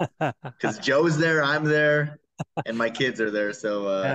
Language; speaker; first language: English; native; English